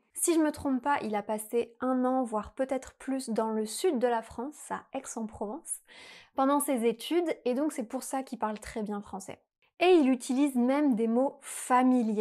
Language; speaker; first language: French; native; French